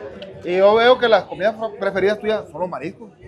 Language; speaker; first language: Spanish; native; Spanish